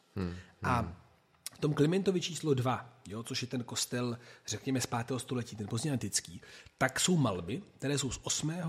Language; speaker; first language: Czech; non-native, fluent; Italian